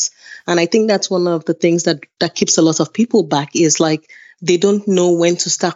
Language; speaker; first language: English; non-native, local second language; Yoruba